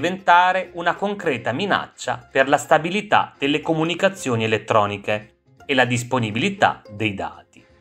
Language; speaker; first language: Italian; native; Italian